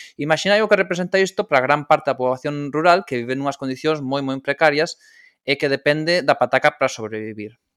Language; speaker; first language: Galician; non-native, local second language; Spanish